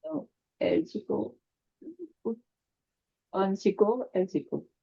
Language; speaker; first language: Spanish; non-native, learner; Korean